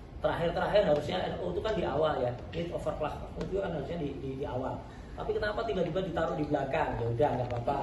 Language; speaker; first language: Indonesian; non-native, local second language; Javanese